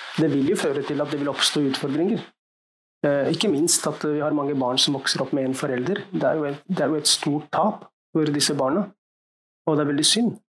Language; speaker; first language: Norwegian; early bilingual, other home language; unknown